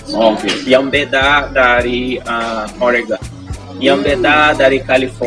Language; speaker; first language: Indonesian; non-native, fluent; Portuguese